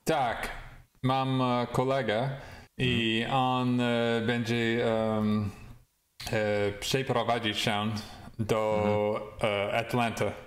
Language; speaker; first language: Polish; non-native, learner; English